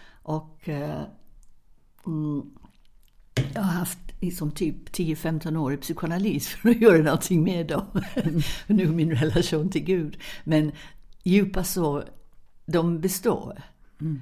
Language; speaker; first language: Swedish; non-native, fluent; English